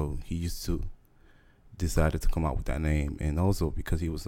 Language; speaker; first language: English; native; English